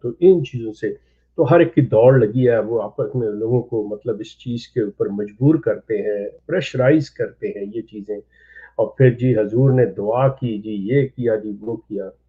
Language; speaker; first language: Urdu; native; Urdu